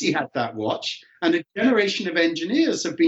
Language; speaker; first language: English; native; English